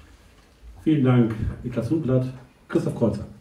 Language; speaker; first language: German; native; German